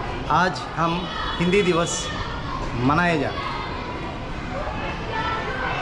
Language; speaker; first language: Hindi; non-native, local second language; Telugu